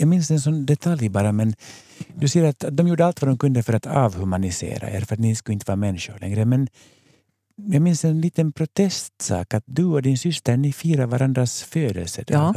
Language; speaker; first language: Swedish; native; Swedish